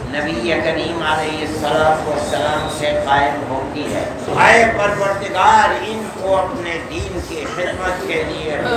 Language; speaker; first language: Urdu; native; Urdu